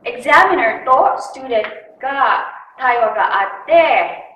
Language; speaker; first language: Japanese; non-native, learner; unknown